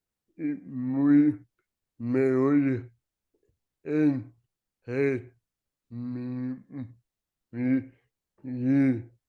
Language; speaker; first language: English; non-native, learner; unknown